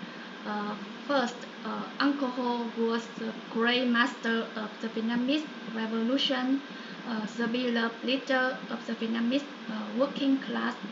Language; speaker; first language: English; non-native, learner; Vietnamese